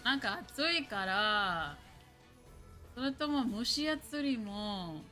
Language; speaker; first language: Japanese; non-native, learner; English